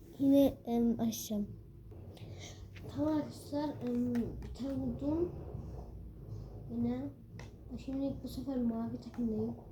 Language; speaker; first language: Turkish; early bilingual, heritage; Turkish